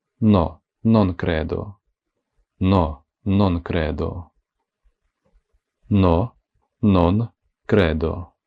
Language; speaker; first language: Italian; non-native, fluent; Ukrainian